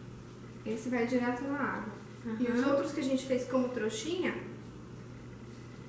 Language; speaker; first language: Portuguese; native; Portuguese